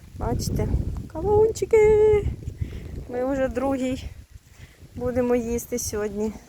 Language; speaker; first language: Ukrainian; native; Ukrainian